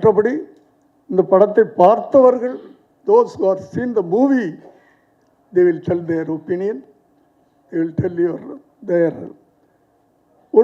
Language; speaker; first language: Tamil; native; Tamil